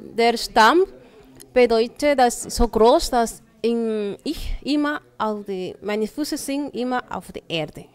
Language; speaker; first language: German; non-native, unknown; Spanish